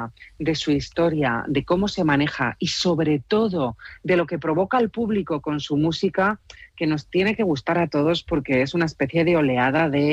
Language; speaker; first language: Spanish; native; Spanish